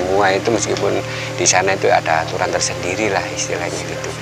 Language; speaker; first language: Indonesian; native; Indonesian